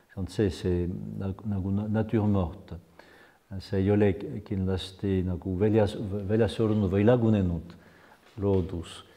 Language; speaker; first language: Estonian; non-native, fluent; French